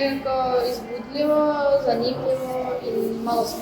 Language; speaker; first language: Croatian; non-native, learner; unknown